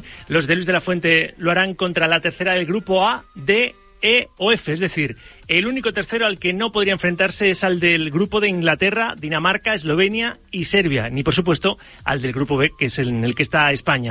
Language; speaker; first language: Spanish; native; Spanish